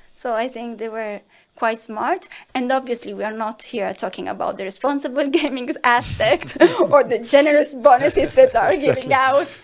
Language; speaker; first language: English; non-native, fluent; Italian